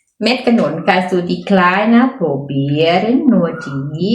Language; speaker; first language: German; non-native, learner; Thai